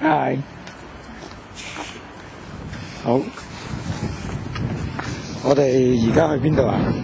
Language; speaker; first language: Cantonese; native; Cantonese